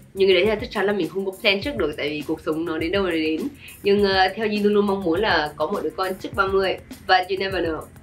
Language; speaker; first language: Vietnamese; early bilingual, heritage; Vietnamese